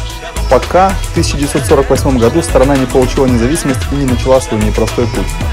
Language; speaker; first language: Russian; native; Russian